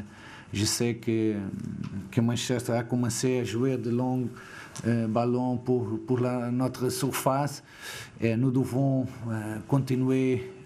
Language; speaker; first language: French; non-native, fluent; Portuguese